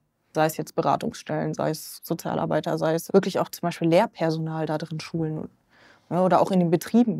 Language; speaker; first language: German; native; German